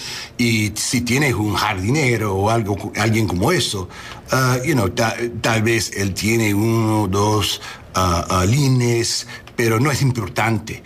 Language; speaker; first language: Spanish; non-native, learner; English